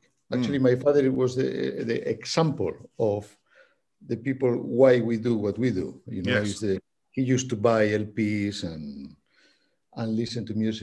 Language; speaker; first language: English; non-native, fluent; Spanish